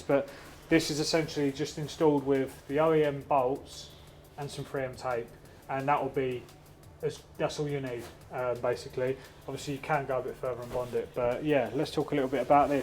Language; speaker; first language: English; native; English